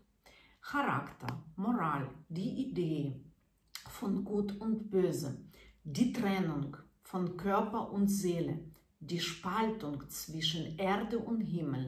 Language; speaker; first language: German; non-native, fluent; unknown